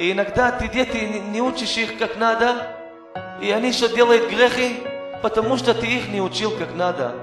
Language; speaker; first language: Russian; non-native, learner; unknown